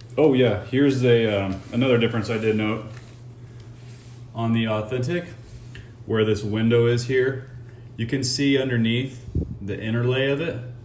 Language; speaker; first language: English; native; English